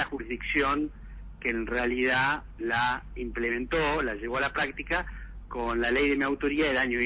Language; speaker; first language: Spanish; native; Spanish